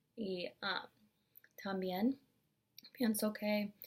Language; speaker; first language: Spanish; non-native, learner; English